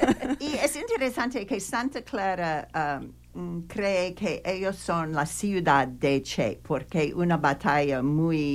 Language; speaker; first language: Spanish; non-native, learner; English